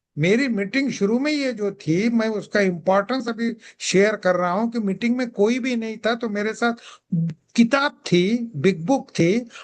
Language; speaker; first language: Hindi; non-native, local second language; Marathi